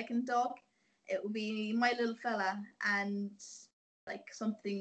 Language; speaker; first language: English; native; English